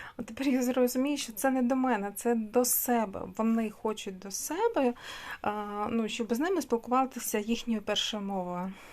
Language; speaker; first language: Ukrainian; non-native, local second language; Russian